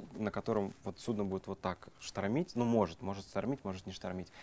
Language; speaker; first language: Russian; native; Russian